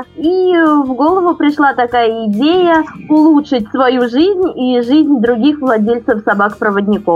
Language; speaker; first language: Russian; native; Russian